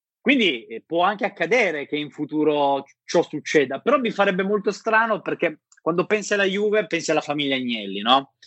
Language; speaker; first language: Italian; native; Italian